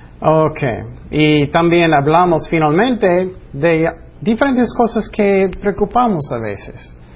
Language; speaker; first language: Spanish; non-native, fluent; English